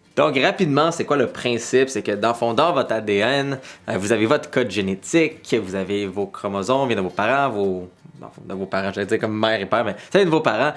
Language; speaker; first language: French; early bilingual, other home language; Arabic